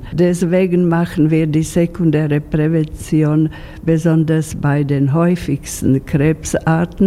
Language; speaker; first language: German; non-native, fluent; Slovak